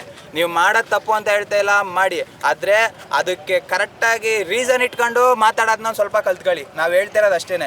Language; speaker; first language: Kannada; native; Kannada